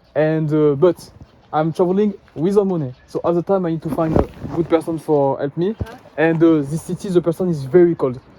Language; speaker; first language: English; non-native, learner; French